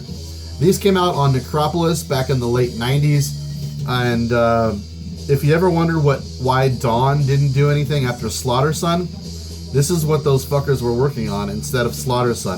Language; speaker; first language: English; native; English